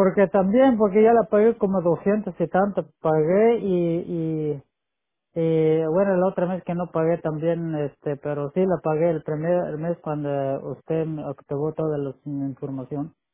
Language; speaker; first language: Spanish; non-native, local second language; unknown